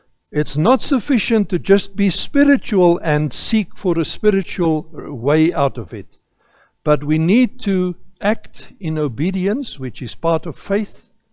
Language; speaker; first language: English; non-native, local second language; Afrikaans